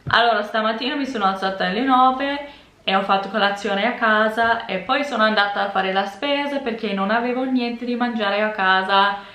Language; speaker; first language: Italian; non-native, fluent; English